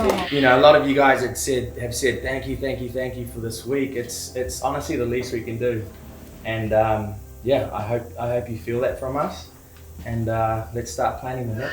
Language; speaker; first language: English; native; English